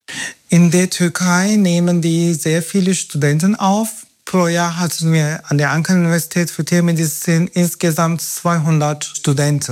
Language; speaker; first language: German; non-native, fluent; Turkish